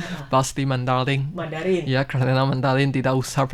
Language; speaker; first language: Indonesian; non-native, learner; Chinese